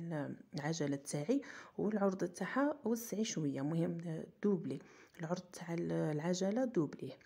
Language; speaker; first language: Arabic; native; Arabic